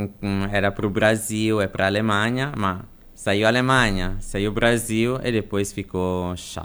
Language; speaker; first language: Portuguese; non-native, fluent; Italian